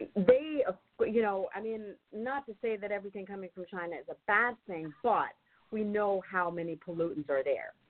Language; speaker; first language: English; non-native, fluent; German